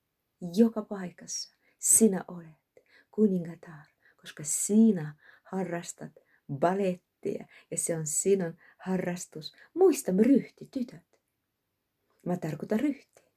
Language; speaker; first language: Finnish; non-native, learner; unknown